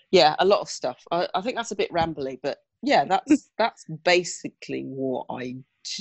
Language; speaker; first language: English; native; English